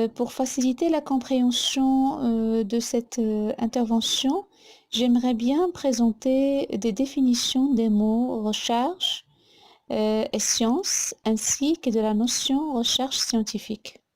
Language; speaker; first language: French; non-native, local second language; Arabic